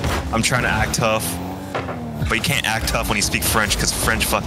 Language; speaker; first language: English; early bilingual, other home language; French